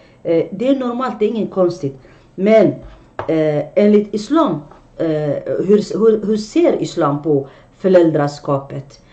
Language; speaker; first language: Swedish; non-native, fluent; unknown